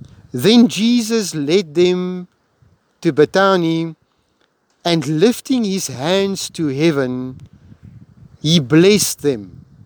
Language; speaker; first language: English; non-native, local second language; Afrikaans